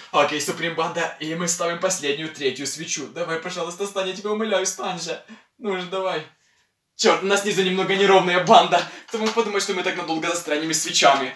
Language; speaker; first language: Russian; non-native, local second language; Ukrainian